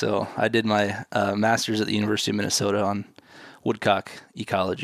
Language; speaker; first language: English; native; English